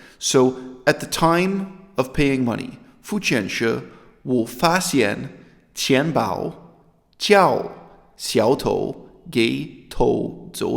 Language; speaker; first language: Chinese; non-native, fluent; English